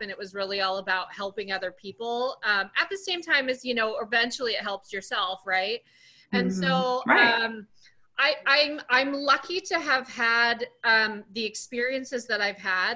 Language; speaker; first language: English; native; English